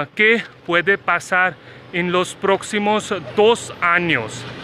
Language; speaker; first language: Spanish; non-native, fluent; Hindi